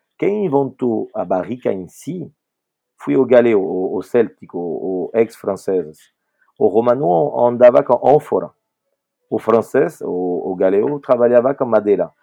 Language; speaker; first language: Portuguese; non-native, fluent; French